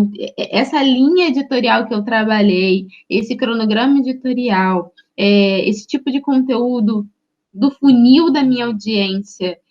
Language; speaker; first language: Portuguese; native; Portuguese